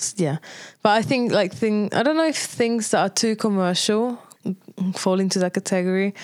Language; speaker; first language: English; non-native, fluent; Spanish